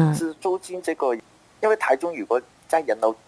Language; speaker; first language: Chinese; non-native, fluent; Cantonese